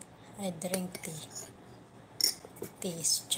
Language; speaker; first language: English; non-native, learner; Filipino